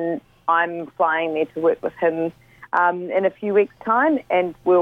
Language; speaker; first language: English; native; English